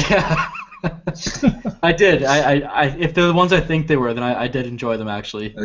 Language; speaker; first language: English; native; English